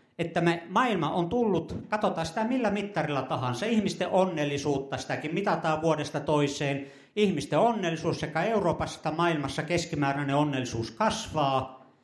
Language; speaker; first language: Finnish; native; Finnish